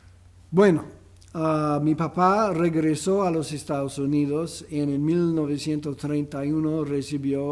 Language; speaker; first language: Spanish; non-native, fluent; English